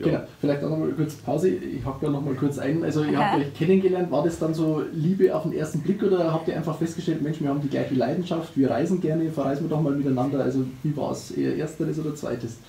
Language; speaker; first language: German; native; German